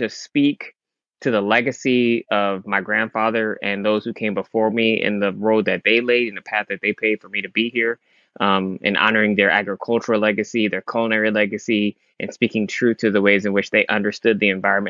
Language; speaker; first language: English; native; English